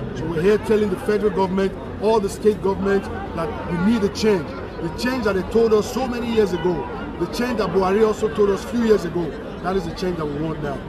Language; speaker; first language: English; non-native, local second language; Bini